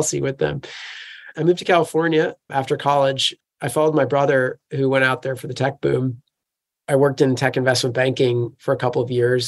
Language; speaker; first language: English; native; English